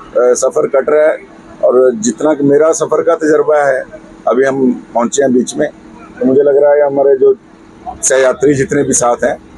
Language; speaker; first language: Hindi; native; Hindi